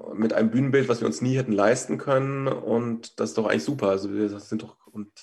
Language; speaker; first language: German; native; German